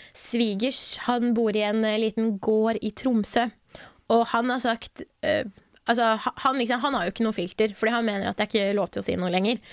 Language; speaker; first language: Norwegian; early bilingual, other home language; Persian